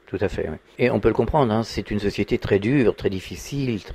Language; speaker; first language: French; native; French